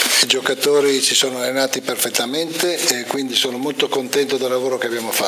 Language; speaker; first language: Italian; native; Italian